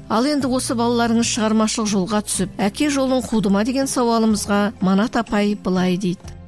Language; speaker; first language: Kazakh; native; Kazakh